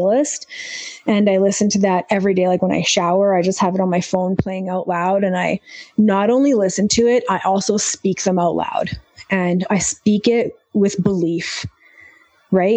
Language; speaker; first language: English; native; English